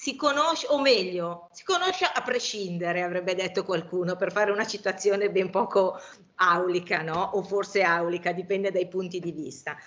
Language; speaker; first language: Italian; native; Italian